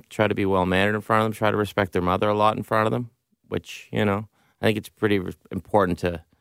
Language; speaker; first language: English; native; English